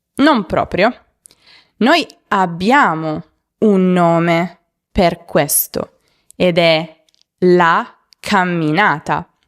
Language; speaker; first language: Italian; native; Italian